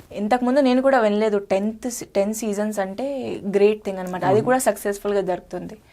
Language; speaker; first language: Telugu; non-native, fluent; Hindi